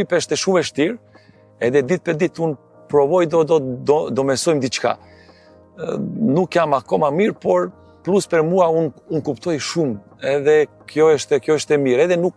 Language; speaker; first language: Albanian; non-native, learner; Serbian